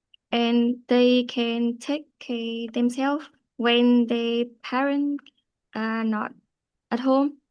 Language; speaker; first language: English; non-native, learner; Vietnamese